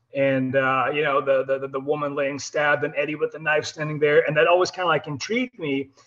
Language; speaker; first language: English; non-native, fluent; Dutch